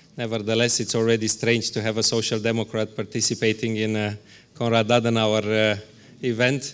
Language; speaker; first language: English; non-native, fluent; Romanian